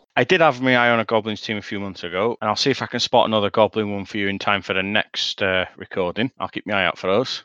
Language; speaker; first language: English; native; English